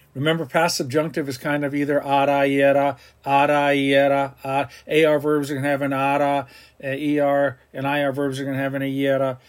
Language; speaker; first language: English; native; English